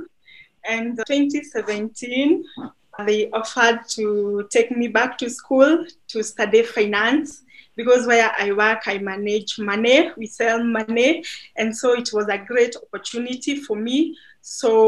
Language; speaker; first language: English; non-native, local second language; Kikuyu